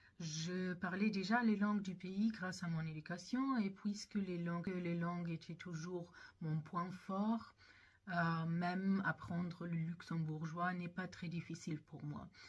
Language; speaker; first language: French; non-native, fluent; German